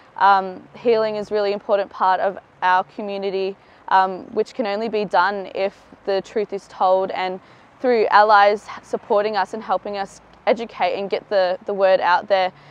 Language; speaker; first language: English; native; English